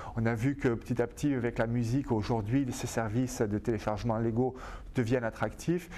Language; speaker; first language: French; native; French